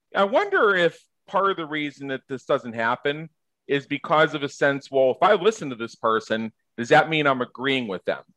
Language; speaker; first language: English; native; English